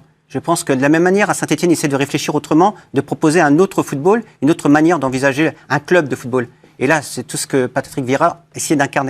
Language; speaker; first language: French; native; French